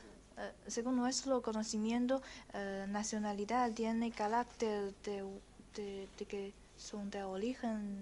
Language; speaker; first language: Spanish; non-native, fluent; Chinese